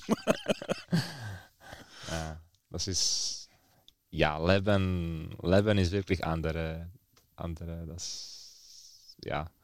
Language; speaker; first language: German; non-native, fluent; Czech